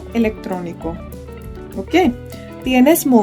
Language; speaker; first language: Spanish; non-native, learner; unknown